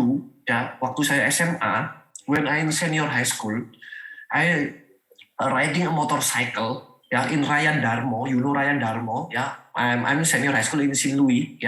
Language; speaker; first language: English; non-native, learner; Indonesian